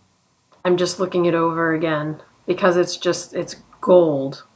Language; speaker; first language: English; native; English